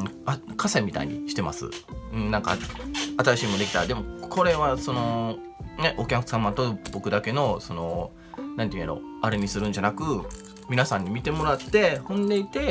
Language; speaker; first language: Japanese; native; Japanese